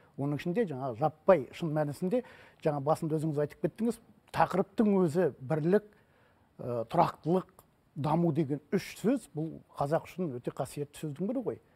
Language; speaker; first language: Kazakh; non-native, local second language; Russian